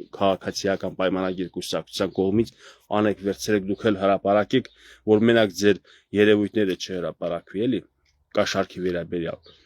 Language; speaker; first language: Armenian; native; Armenian